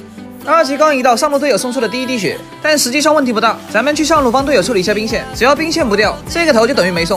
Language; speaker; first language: Chinese; native; Chinese